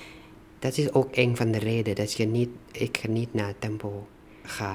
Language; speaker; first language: Dutch; non-native, learner; Thai